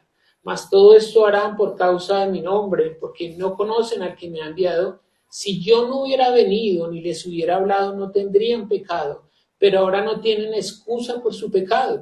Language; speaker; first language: Spanish; native; Spanish